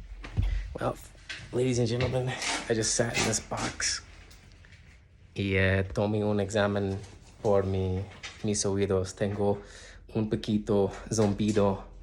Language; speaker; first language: Spanish; non-native, learner; English